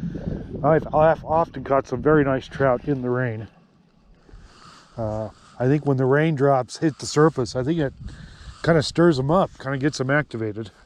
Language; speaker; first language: English; native; English